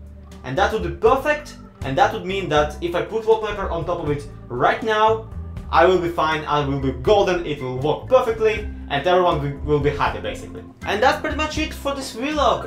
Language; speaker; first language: English; non-native, fluent; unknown